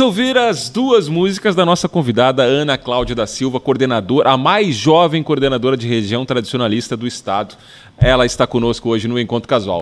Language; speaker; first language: Portuguese; native; Portuguese